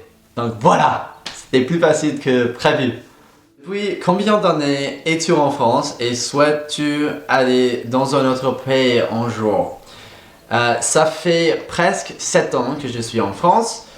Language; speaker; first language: French; non-native, fluent; English